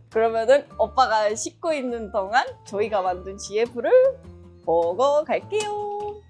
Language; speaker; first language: Korean; non-native, fluent; Japanese